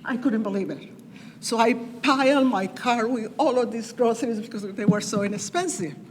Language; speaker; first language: English; non-native, fluent; Spanish